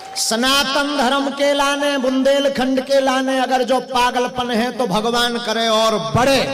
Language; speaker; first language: Hindi; native; Hindi